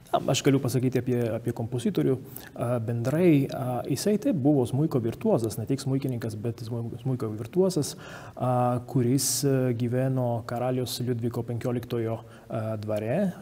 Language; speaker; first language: Lithuanian; non-native, fluent; Italian